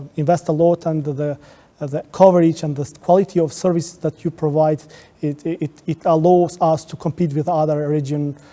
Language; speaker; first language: English; non-native, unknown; Albanian